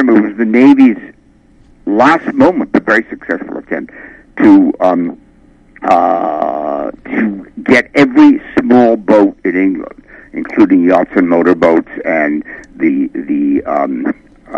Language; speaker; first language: English; native; English